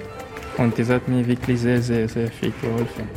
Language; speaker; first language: German; non-native, learner; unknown